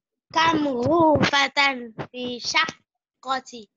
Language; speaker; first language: Arabic; non-native, learner; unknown